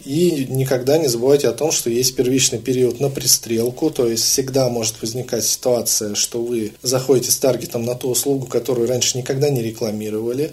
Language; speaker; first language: Russian; native; Russian